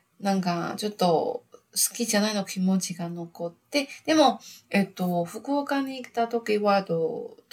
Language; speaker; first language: Japanese; non-native, learner; Chinese